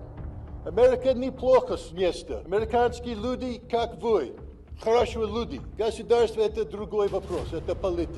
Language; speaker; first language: Russian; non-native, learner; English